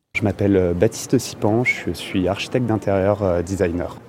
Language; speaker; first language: French; native; French